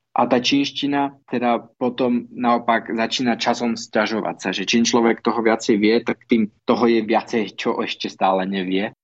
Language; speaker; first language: Slovak; native; Slovak